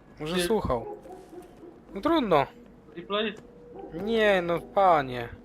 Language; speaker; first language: Polish; native; Polish